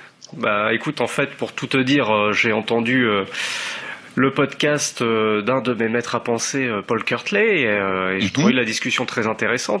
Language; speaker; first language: French; native; French